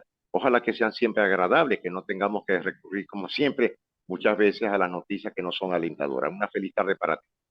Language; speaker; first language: Spanish; native; Spanish